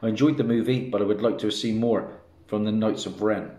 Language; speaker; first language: English; native; English